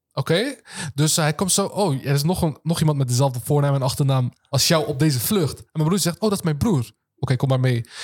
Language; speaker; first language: Dutch; early bilingual, other home language; Turkish